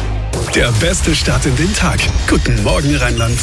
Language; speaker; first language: German; native; German